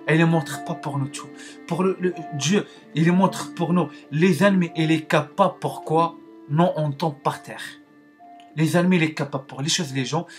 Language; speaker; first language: French; non-native, learner; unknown